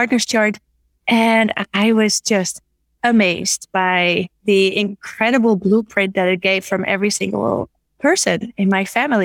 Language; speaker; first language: English; non-native, fluent; Dutch